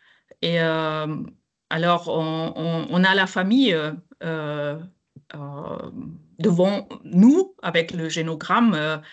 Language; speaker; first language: French; non-native, fluent; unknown